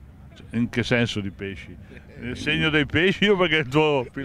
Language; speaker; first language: Italian; native; Italian